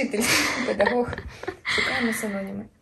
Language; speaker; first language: Ukrainian; non-native, local second language; Russian